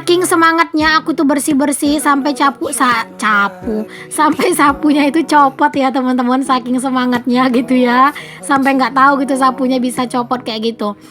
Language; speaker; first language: Indonesian; native; Indonesian